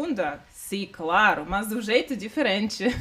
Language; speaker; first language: Portuguese; non-native, learner; Russian